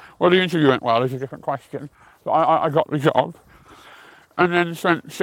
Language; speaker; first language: English; native; English